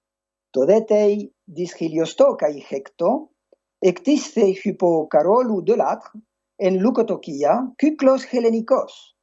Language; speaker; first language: Greek; non-native, fluent; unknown